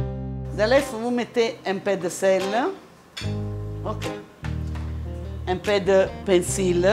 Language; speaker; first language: French; non-native, learner; Italian